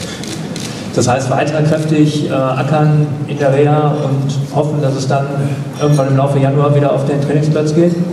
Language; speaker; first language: German; native; German